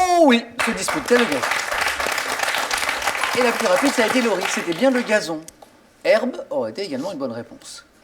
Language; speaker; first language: French; native; French